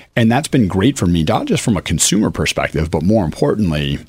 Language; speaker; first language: English; native; English